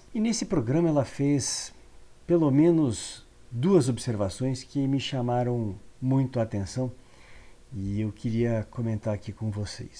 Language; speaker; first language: Portuguese; native; Portuguese